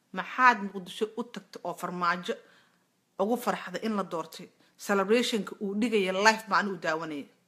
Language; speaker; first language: Somali; native; Somali